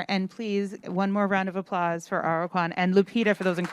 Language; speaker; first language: English; native; English